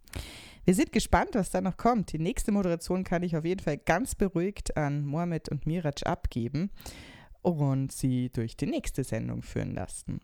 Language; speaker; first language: German; native; German